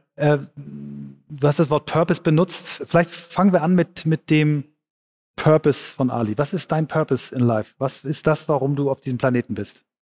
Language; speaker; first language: German; native; German